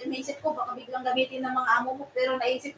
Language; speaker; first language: Filipino; native; Filipino